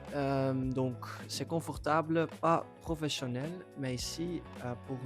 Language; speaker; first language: French; non-native, learner; Dutch